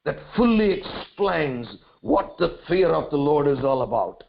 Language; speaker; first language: English; non-native, local second language; Tamil